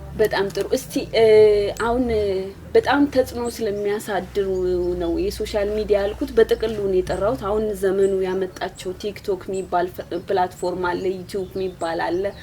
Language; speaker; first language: Amharic; non-native, local second language; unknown